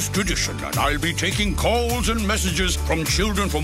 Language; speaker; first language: English; native; English